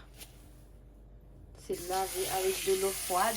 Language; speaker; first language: French; non-native, local second language; Malagasy